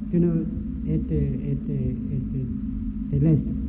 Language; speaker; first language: French; non-native, learner; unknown